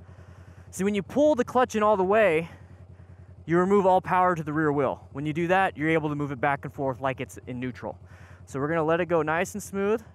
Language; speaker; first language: English; native; English